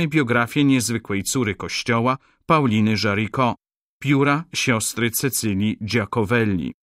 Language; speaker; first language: Polish; native; Polish